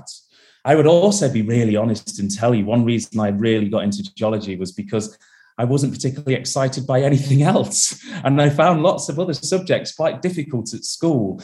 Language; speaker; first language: English; native; English